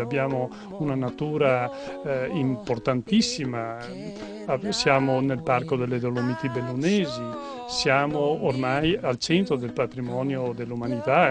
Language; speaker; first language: Italian; native; Italian